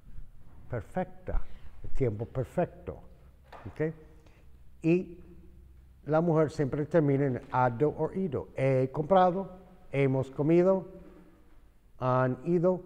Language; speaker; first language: Spanish; non-native, fluent; English